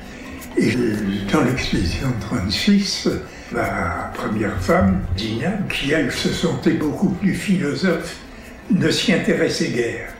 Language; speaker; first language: French; native; French